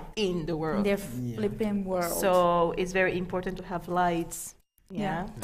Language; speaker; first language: English; non-native, fluent; Romanian